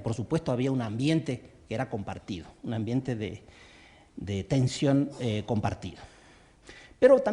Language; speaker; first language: Spanish; native; Spanish